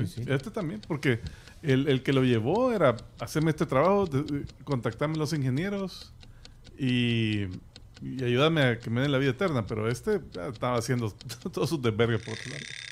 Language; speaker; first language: Spanish; native; Spanish